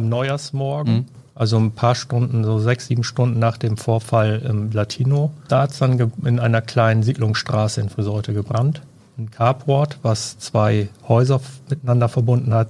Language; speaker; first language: German; native; German